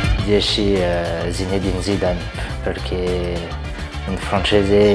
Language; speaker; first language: Italian; non-native, learner; French